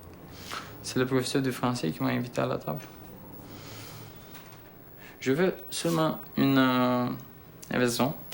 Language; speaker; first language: French; non-native, learner; Romanian